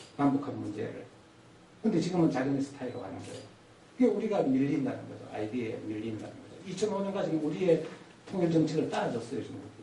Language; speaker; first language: Korean; native; Korean